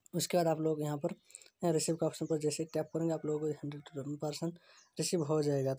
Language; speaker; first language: Hindi; native; Hindi